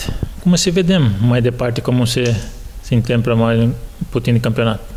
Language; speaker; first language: Romanian; non-native, learner; Portuguese